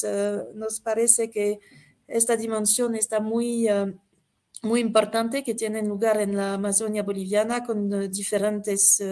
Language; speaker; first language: Spanish; non-native, fluent; French